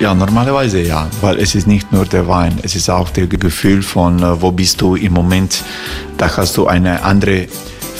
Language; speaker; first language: German; non-native, learner; Croatian